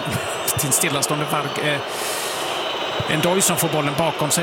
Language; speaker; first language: Swedish; native; Swedish